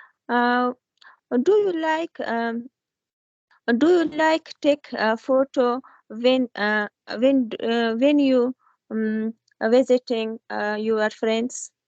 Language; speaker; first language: English; non-native, learner; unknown